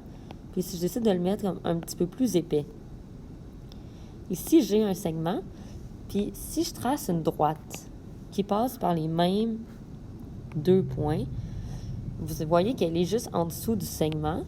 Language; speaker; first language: French; native; French